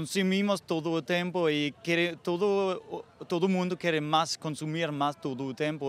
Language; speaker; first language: Portuguese; non-native, learner; Danish